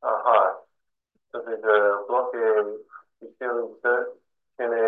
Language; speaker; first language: Spanish; non-native, fluent; English